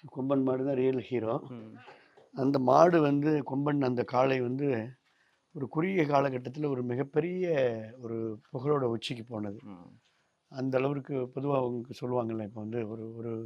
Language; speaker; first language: Tamil; native; Tamil